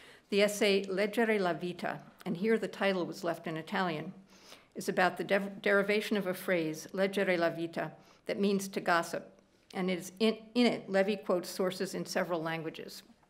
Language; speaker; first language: English; native; English